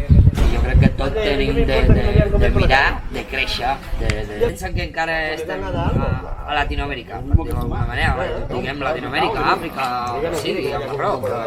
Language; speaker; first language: Catalan; non-native, fluent; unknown